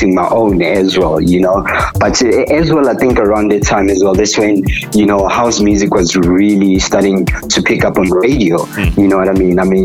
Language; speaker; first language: English; non-native, local second language; Zulu